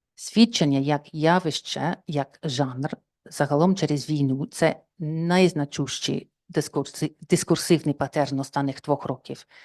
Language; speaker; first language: Ukrainian; non-native, fluent; English